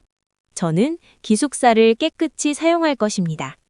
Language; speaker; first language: Korean; non-native, learner; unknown